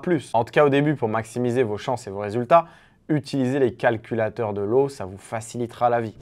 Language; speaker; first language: French; native; French